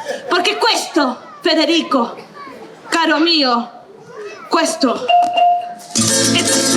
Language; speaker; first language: Italian; non-native, learner; Spanish